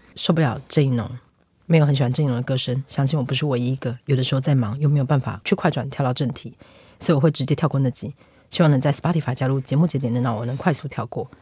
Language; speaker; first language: Chinese; native; Chinese